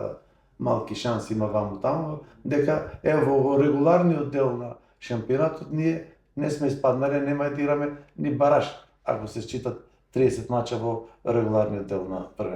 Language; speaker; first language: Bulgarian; non-native, learner; Macedonian